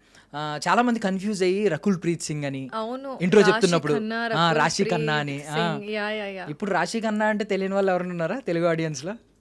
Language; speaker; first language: Telugu; native; Telugu